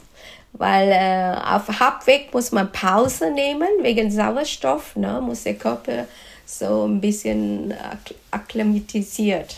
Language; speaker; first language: German; non-native, fluent; Malay